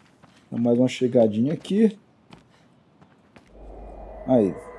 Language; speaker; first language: Portuguese; native; Portuguese